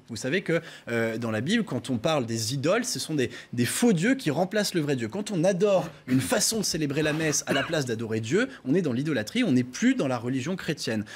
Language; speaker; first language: French; native; French